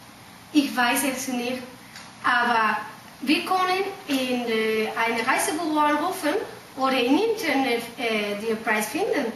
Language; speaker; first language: German; non-native, learner; Spanish